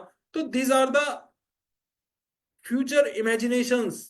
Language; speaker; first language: Hindi; native; Hindi